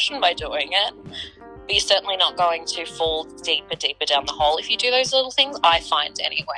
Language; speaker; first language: English; native; English